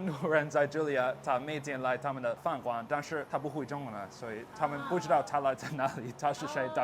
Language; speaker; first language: Chinese; non-native, learner; English